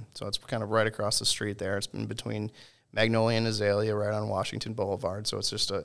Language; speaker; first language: English; native; English